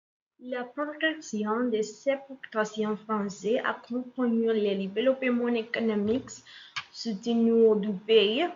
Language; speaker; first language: French; non-native, learner; Spanish